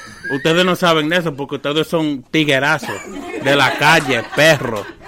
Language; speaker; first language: Spanish; early bilingual, heritage; Spanish